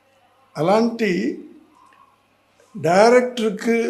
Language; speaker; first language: Telugu; non-native, learner; Tamil